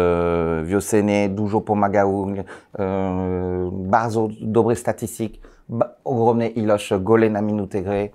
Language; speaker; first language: Polish; non-native, learner; French